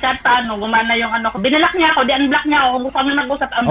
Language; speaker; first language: Filipino; native; Filipino